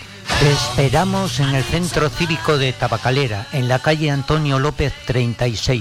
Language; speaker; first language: Spanish; native; Spanish